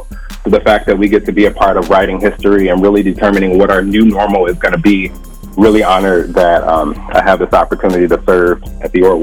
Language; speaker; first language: English; native; English